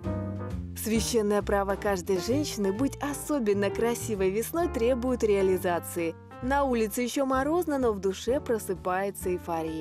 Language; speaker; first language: Russian; native; Russian